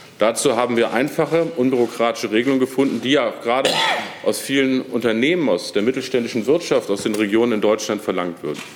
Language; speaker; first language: German; native; German